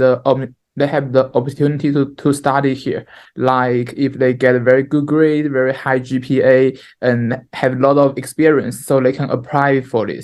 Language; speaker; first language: English; non-native, learner; Chinese